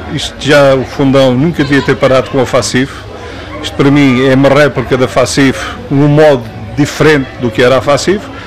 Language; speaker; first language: Portuguese; native; Portuguese